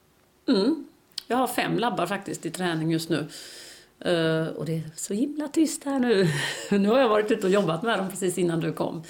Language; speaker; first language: Swedish; native; Swedish